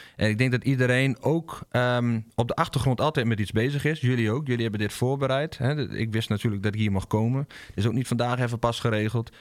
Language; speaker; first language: Dutch; native; Dutch